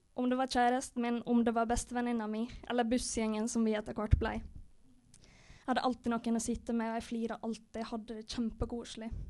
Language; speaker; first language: Norwegian; native; Norwegian